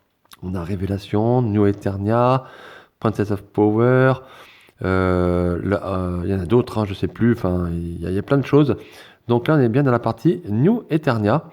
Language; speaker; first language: French; native; French